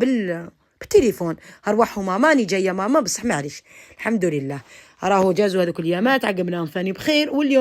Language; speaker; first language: Arabic; native; Arabic